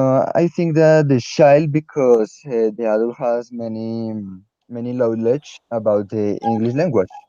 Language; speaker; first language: English; non-native, learner; Spanish